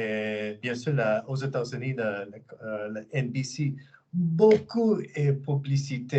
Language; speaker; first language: French; non-native, learner; English